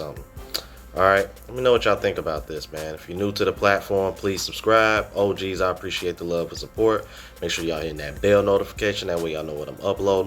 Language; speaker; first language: English; native; English